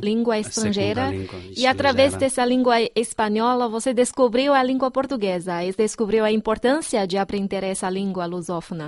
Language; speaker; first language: Portuguese; non-native, fluent; Chinese